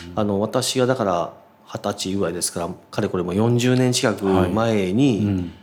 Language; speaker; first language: Japanese; native; Japanese